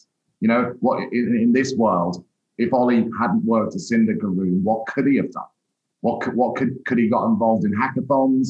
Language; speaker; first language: English; native; English